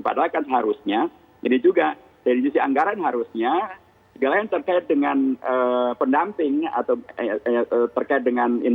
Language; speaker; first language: Indonesian; native; Indonesian